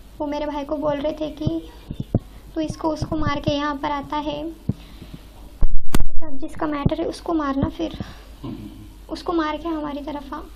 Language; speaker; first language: Hindi; non-native, local second language; Marathi